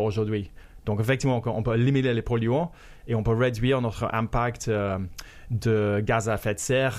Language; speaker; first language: French; non-native, fluent; English